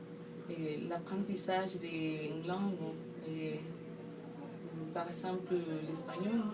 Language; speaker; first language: French; non-native, fluent; Spanish